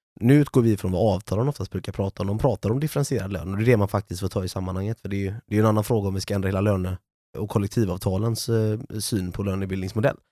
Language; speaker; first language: Swedish; native; Swedish